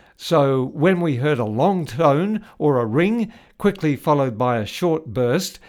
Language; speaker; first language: English; native; English